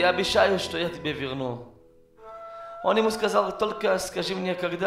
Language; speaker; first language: Russian; non-native, learner; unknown